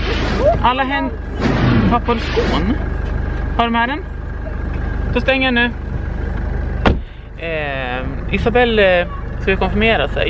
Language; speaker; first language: Swedish; native; Swedish